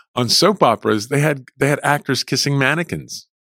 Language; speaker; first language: English; early bilingual, other home language; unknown